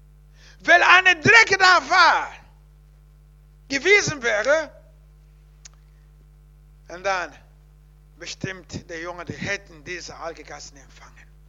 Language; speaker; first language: German; non-native, learner; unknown